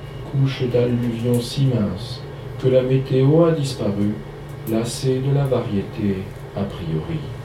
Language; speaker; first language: French; native; French